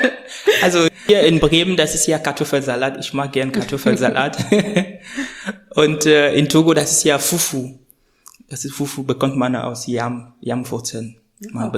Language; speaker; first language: German; non-native, fluent; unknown